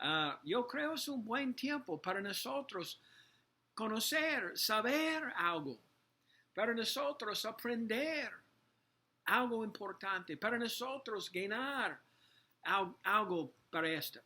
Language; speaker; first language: Spanish; non-native, learner; English